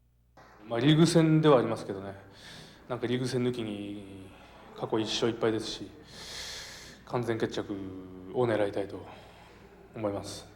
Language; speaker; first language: Japanese; native; Japanese